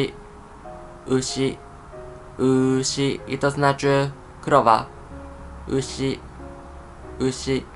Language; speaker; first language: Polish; non-native, fluent; Japanese